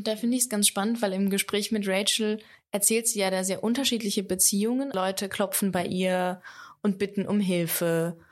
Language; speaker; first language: German; native; German